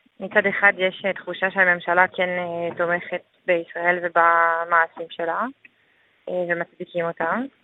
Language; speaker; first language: Hebrew; non-native, fluent; French